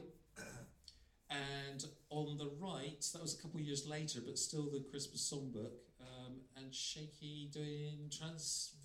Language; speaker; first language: English; native; English